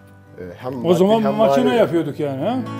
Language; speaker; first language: Turkish; native; Turkish